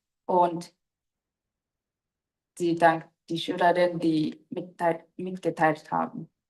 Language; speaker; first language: German; non-native, fluent; Japanese